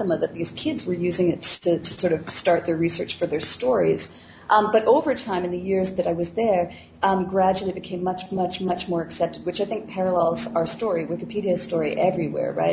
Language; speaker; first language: English; native; English